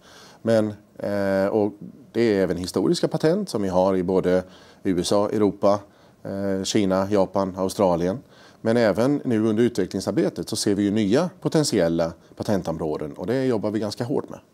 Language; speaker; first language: Swedish; native; Swedish